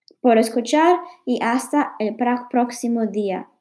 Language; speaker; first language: Spanish; non-native, learner; English